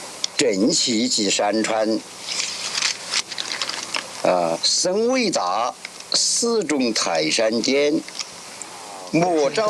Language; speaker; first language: Chinese; native; Chinese